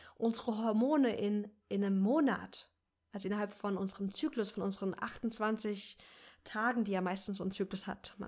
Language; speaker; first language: German; native; German